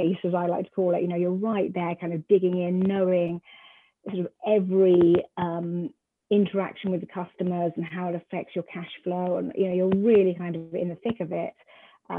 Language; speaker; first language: English; native; English